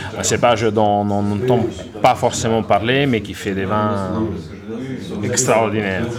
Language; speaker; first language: French; non-native, fluent; Italian